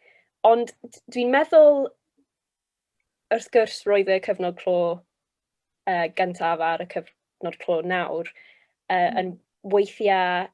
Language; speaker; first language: Welsh; non-native, local second language; English